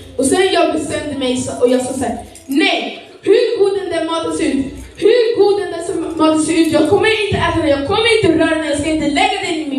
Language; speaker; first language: Swedish; early bilingual, other home language; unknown